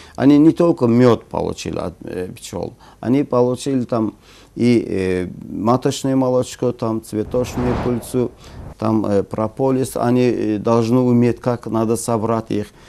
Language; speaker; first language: Russian; non-native, local second language; Azerbaijani